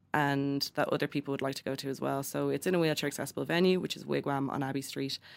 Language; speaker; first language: English; native; English